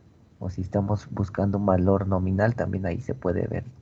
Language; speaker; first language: Spanish; native; Spanish